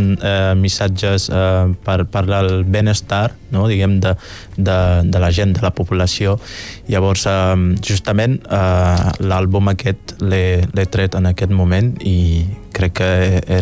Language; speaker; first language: Catalan; non-native, fluent; Mandingo